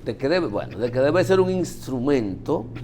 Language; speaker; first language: Spanish; native; Spanish